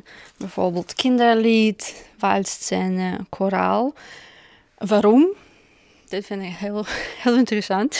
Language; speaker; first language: Dutch; non-native, fluent; Russian